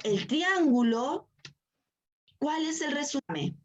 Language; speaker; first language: Spanish; native; Spanish